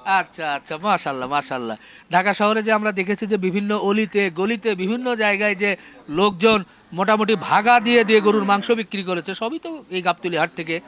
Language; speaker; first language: Bangla; native; Bangla